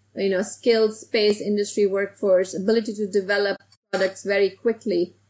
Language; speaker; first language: English; non-native, local second language; Hindi